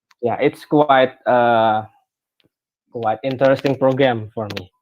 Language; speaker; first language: English; non-native, learner; Indonesian